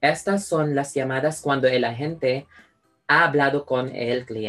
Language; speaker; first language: Spanish; non-native, learner; Filipino